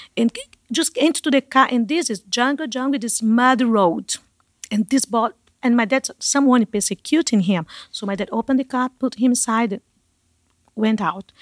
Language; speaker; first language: English; non-native, learner; Portuguese